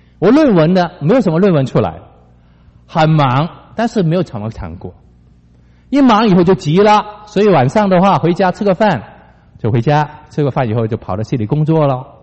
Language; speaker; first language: Chinese; non-native, local second language; Cantonese